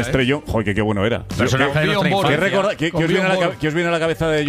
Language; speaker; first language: Spanish; native; Spanish